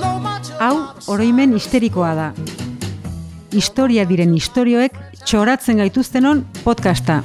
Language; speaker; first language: Basque; native; Basque